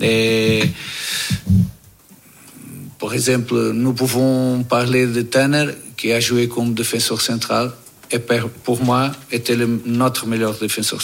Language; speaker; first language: French; non-native, fluent; Portuguese